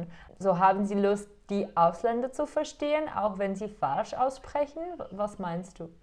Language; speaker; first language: German; non-native, fluent; Czech